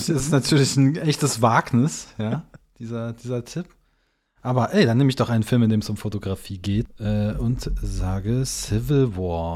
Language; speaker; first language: German; native; German